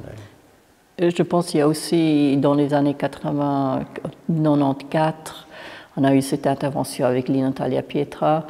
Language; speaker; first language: French; non-native, local second language; German